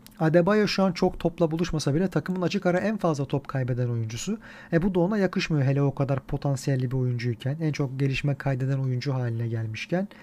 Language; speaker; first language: Turkish; native; Turkish